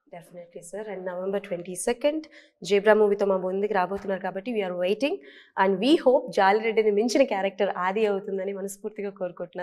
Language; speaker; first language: Telugu; native; Telugu